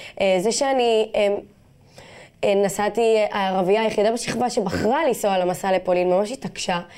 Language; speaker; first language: Hebrew; non-native, local second language; Arabic